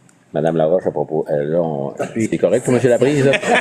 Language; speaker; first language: French; native; French